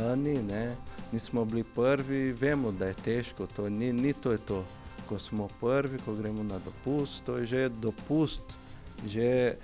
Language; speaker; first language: Slovenian; non-native, learner; Portuguese